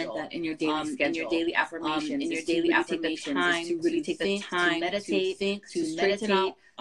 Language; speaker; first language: English; native; English